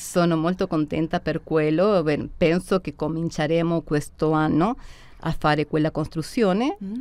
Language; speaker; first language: Italian; early bilingual, heritage; Spanish